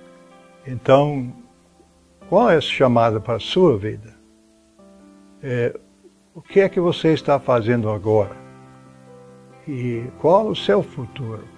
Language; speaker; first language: Portuguese; non-native, fluent; English